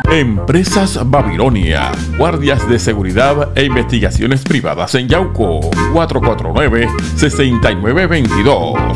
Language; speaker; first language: Spanish; native; Spanish